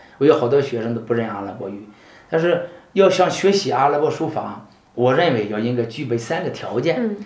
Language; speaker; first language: Chinese; native; Chinese